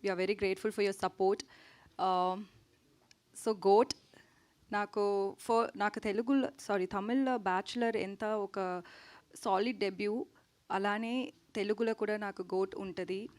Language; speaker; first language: Telugu; non-native, learner; Tamil